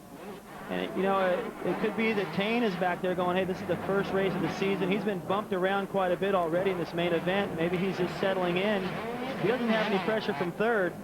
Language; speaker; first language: English; native; English